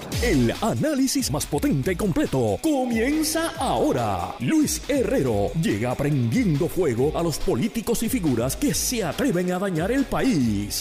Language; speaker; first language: Spanish; native; Spanish